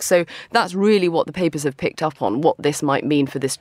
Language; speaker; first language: English; native; English